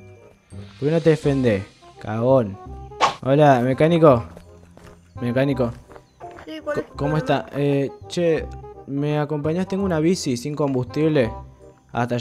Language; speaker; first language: Spanish; native; Spanish